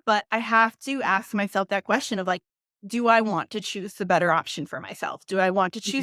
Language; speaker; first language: English; native; English